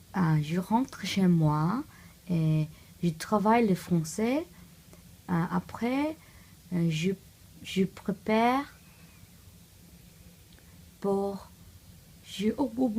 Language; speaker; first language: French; non-native, learner; Korean